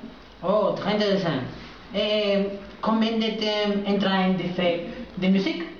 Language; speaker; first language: French; non-native, learner; Spanish